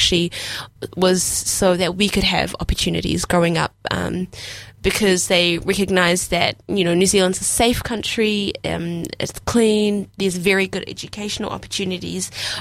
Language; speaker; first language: English; non-native, local second language; Somali